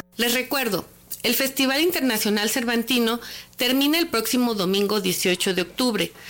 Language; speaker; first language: Spanish; native; Spanish